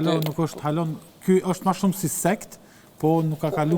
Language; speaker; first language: Albanian; native; Albanian